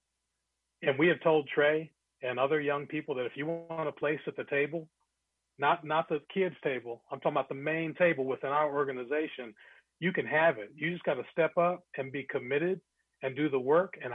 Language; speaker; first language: English; native; English